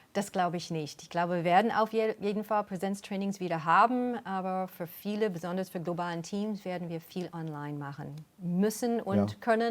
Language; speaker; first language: German; non-native, fluent; English